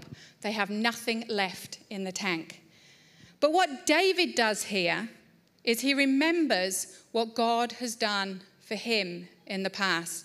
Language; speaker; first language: English; native; English